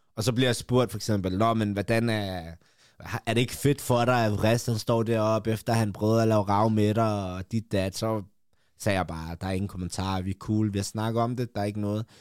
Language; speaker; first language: Danish; early bilingual, other home language; Kurdish